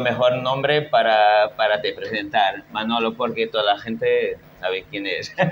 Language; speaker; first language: Spanish; non-native, fluent; Portuguese